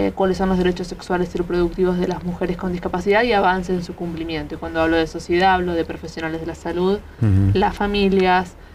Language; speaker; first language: Spanish; native; Spanish